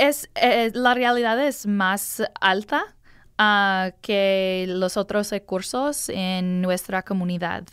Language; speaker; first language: Spanish; non-native, learner; English